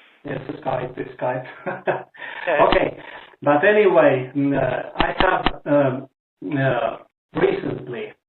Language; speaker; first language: English; non-native, learner; Estonian